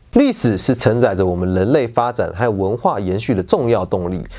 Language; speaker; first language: Chinese; native; Chinese